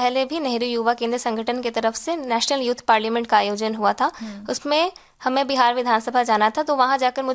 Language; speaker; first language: Hindi; native; Hindi